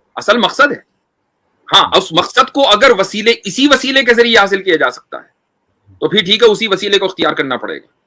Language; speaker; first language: Urdu; native; Urdu